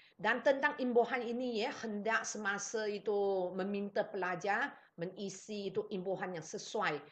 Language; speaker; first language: Malay; non-native, local second language; Chinese